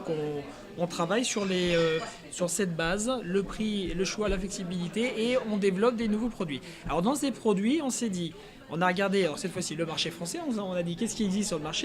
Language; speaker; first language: French; native; French